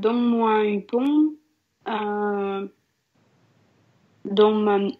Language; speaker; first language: French; non-native, learner; Russian